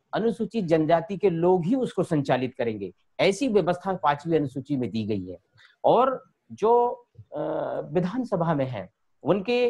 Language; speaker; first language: Hindi; native; Hindi